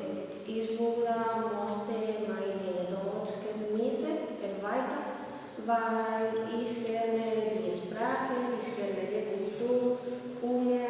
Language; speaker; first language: German; non-native, learner; Spanish